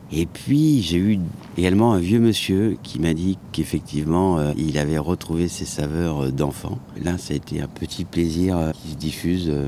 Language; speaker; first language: French; native; French